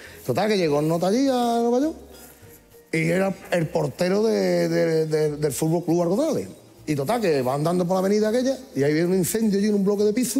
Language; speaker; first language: Spanish; native; Spanish